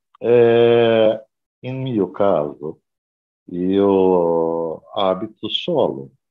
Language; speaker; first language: Italian; non-native, learner; Portuguese